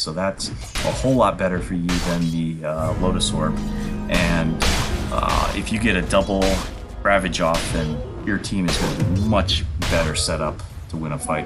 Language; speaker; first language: English; native; English